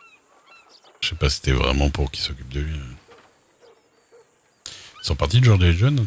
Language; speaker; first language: French; native; French